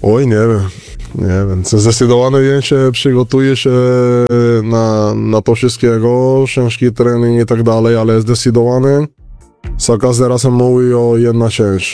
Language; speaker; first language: Polish; non-native, learner; Spanish